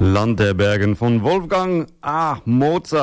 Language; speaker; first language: German; non-native, learner; Dutch